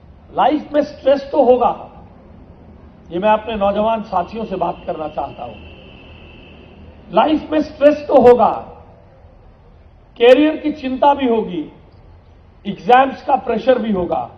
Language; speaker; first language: Hindi; native; Hindi